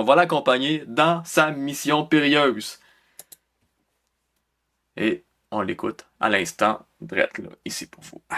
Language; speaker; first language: French; native; French